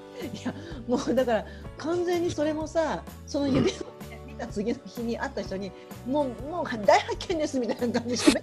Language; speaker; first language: Japanese; native; Japanese